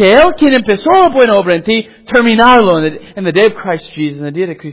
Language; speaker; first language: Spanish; non-native, learner; English